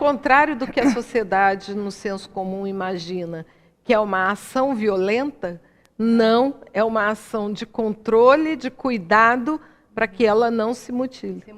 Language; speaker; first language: Portuguese; native; Portuguese